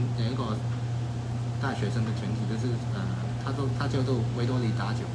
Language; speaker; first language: Chinese; non-native, fluent; Cantonese